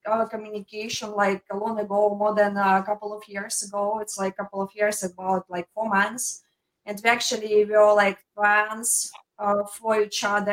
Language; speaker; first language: English; non-native, fluent; Ukrainian